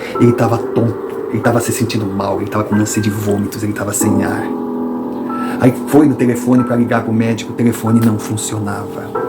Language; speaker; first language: Portuguese; non-native, fluent; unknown